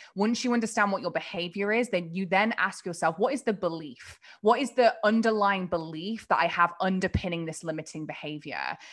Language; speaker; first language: English; native; English